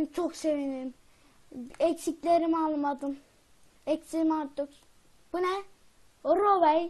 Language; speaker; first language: Turkish; native; Turkish